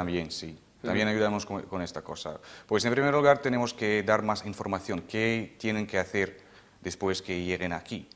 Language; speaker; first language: Spanish; non-native, fluent; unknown